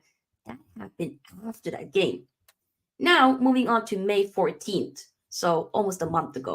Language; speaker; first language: English; native; English